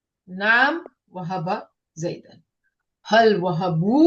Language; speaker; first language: Arabic; non-native, fluent; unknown